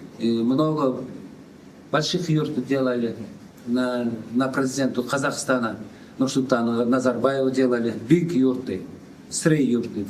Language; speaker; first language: Russian; non-native, local second language; Kyrgyz